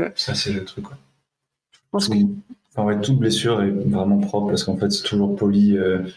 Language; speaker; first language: French; native; French